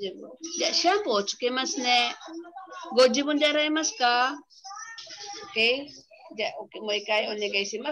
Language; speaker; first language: Japanese; non-native, fluent; Filipino